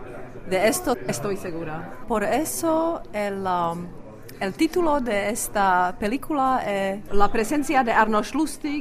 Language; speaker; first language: Spanish; non-native, fluent; Czech